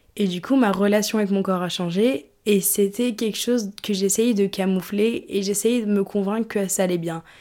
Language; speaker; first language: French; early bilingual, other home language; English